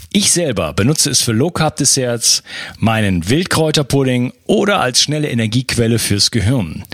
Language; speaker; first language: German; native; German